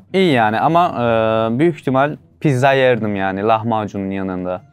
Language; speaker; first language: Turkish; non-native, fluent; Uzbek